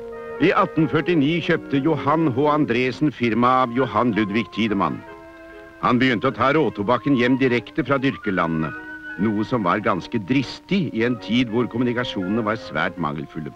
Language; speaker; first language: Norwegian; native; Norwegian